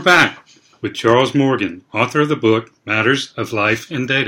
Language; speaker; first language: English; native; English